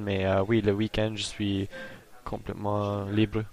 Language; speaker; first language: French; non-native, learner; English